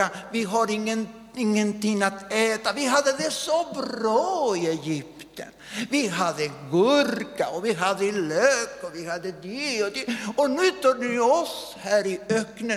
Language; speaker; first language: Swedish; non-native, fluent; Spanish